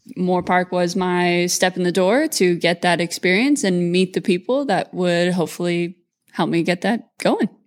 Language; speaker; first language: English; native; English